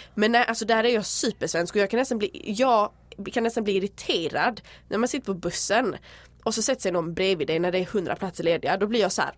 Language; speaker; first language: Swedish; early bilingual, other home language; Serbian